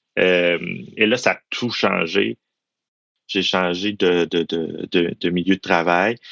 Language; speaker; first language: French; native; French